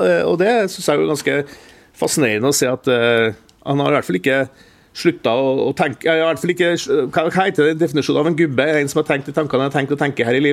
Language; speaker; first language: Norwegian; native; Norwegian